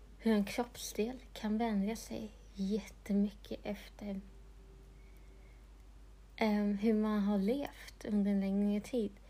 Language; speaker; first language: Swedish; non-native, local second language; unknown